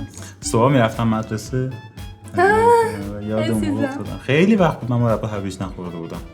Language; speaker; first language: Persian; native; Persian